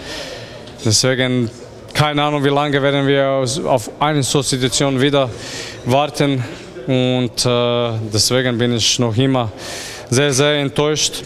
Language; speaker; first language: German; non-native, learner; Croatian